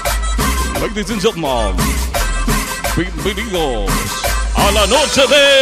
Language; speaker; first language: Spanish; native; Spanish